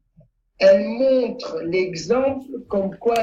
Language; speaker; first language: French; non-native, fluent; Italian